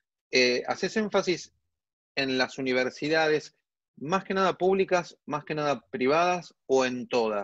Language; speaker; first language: Spanish; native; Spanish